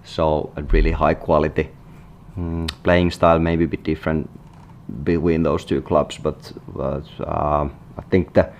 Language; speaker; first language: English; non-native, fluent; Finnish